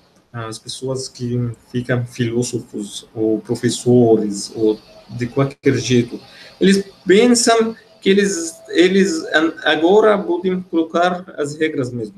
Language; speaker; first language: Portuguese; non-native, fluent; Arabic